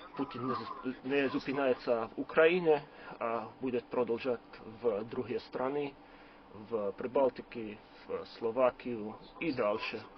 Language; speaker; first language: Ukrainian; non-native, learner; Slovak